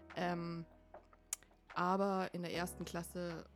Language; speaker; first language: German; early bilingual, other home language; Vietnamese